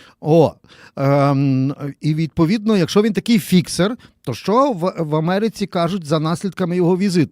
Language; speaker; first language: Ukrainian; native; Ukrainian